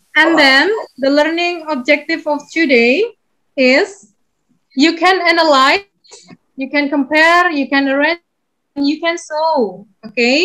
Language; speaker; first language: English; non-native, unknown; Indonesian